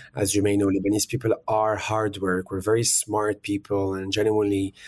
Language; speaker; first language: English; early bilingual, other home language; Arabic